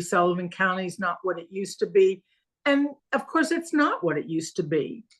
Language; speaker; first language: English; native; English